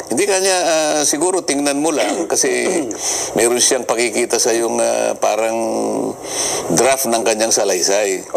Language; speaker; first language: Filipino; non-native, local second language; Masbatenyo